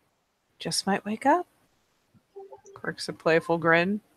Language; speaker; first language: English; native; English